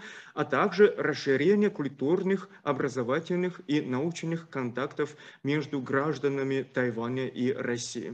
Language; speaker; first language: Russian; non-native, fluent; Chinese